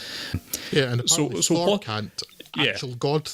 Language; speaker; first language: English; native; English